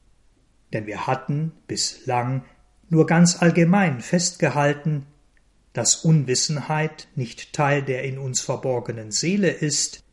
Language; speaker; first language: German; native; German